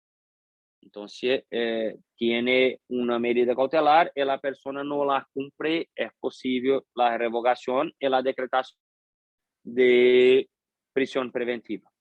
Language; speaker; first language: Spanish; non-native, fluent; Portuguese